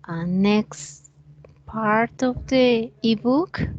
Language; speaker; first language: English; non-native, learner; Spanish